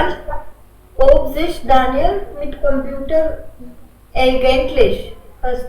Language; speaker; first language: German; non-native, learner; Hindi